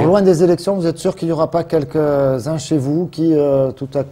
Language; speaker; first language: French; native; French